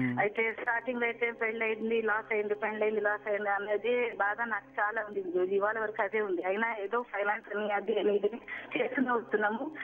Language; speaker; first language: Telugu; non-native, local second language; Marathi